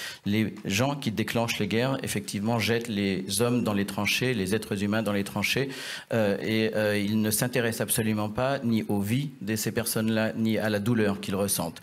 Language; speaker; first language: French; native; French